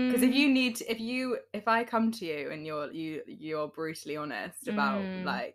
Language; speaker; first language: English; native; English